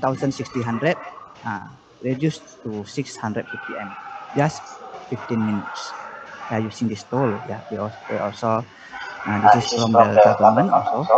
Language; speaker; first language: English; non-native, learner; Indonesian